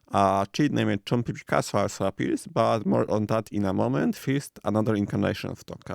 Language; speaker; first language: English; non-native, fluent; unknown